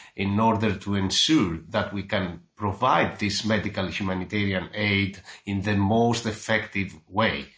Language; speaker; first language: English; non-native, fluent; Greek